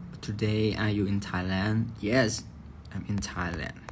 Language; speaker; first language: English; non-native, learner; Thai